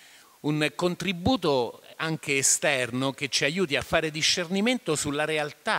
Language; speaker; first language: Italian; native; Italian